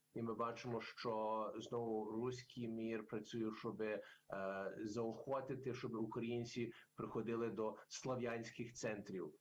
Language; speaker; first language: Ukrainian; early bilingual, heritage; English